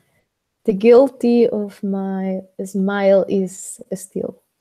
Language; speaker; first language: English; non-native, learner; Spanish